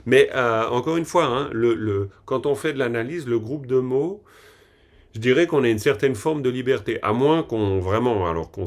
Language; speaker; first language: French; native; French